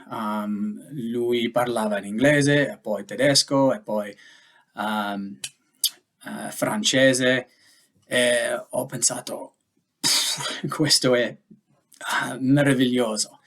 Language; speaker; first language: Italian; non-native, learner; English